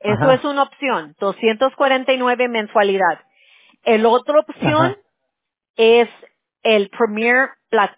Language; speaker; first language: Spanish; early bilingual, heritage; Spanish